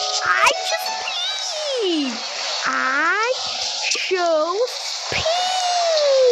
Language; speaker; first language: English; non-native, learner; Bangla